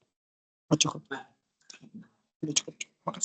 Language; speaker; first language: Indonesian; native; Indonesian